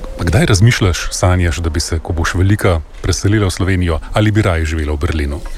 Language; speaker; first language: Slovenian; native; Slovenian